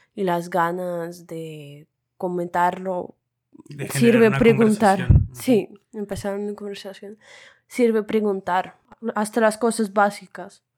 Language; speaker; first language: Spanish; non-native, fluent; Russian